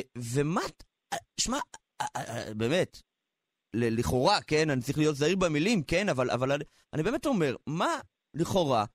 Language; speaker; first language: Hebrew; native; Hebrew